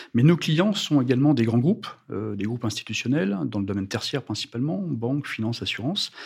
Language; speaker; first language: French; native; French